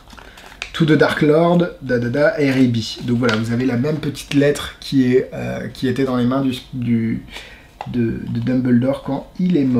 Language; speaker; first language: French; native; French